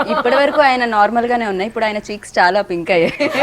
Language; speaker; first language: Telugu; native; Telugu